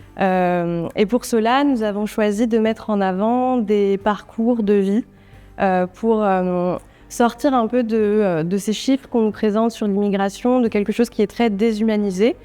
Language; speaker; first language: French; native; French